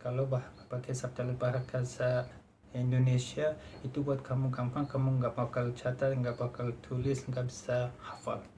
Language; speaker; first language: Indonesian; non-native, fluent; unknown